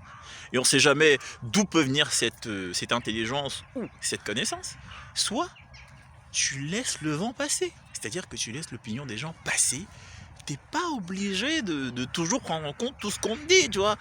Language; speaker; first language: French; native; French